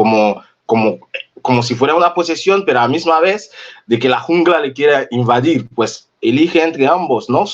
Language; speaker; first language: Spanish; non-native, fluent; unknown